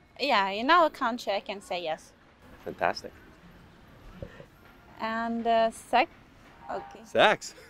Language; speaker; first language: English; non-native, fluent; Ukrainian